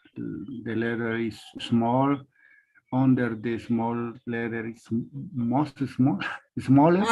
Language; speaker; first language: English; non-native, learner; Spanish